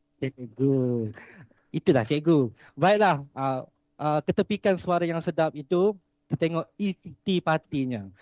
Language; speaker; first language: Malay; native; Malay